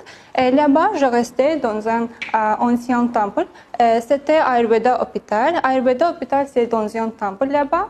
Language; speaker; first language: French; non-native, learner; Azerbaijani